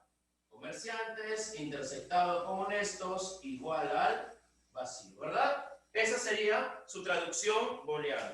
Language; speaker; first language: Spanish; native; Spanish